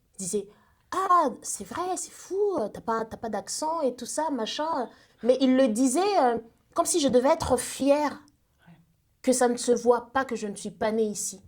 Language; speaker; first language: French; early bilingual, other home language; Lingala